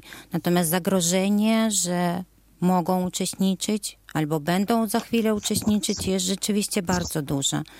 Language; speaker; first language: Polish; non-native, fluent; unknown